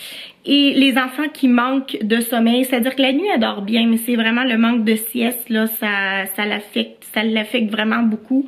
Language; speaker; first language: French; native; French